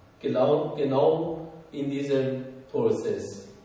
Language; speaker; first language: German; non-native, learner; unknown